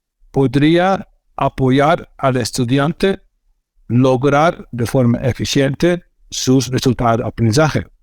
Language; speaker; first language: Spanish; non-native, fluent; Dutch